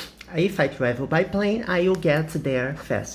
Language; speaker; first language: English; non-native, fluent; Portuguese